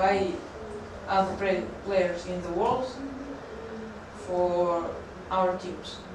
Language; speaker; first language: English; non-native, learner; Russian